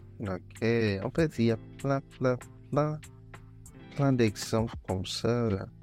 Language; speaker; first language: French; non-native, fluent; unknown